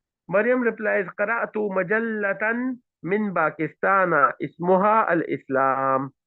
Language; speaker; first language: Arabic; non-native, fluent; Hindi